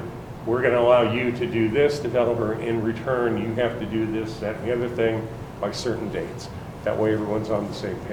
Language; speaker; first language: English; native; English